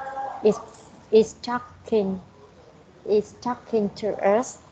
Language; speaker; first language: English; non-native, learner; Vietnamese